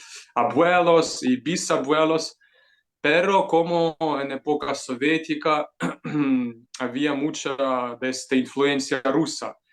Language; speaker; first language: Spanish; non-native, fluent; Ukrainian